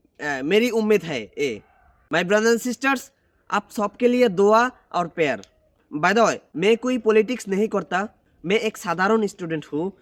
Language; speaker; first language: Hindi; non-native, learner; Bangla